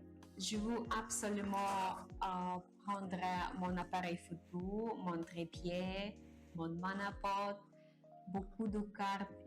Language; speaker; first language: French; non-native, learner; Japanese